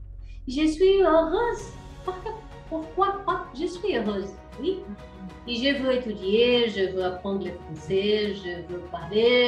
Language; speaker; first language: French; non-native, learner; Portuguese